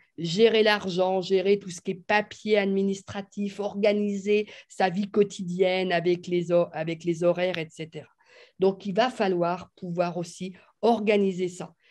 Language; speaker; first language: French; native; French